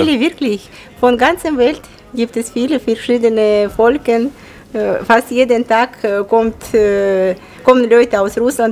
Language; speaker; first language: German; non-native, learner; Russian